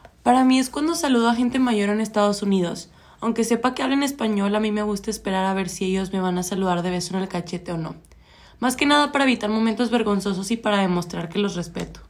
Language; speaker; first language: Spanish; native; Spanish